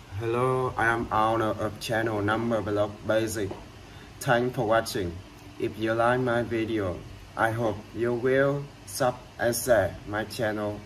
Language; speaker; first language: English; non-native, learner; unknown